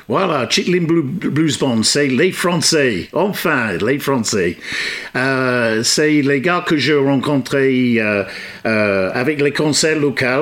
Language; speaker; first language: French; non-native, fluent; English